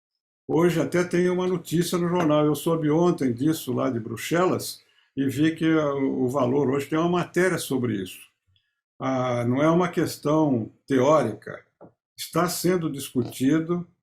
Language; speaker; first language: Portuguese; native; Portuguese